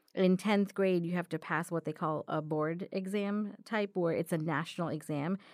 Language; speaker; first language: English; early bilingual, other home language; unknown